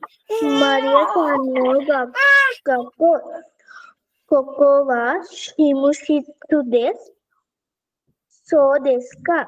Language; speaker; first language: Japanese; non-native, learner; Sinhala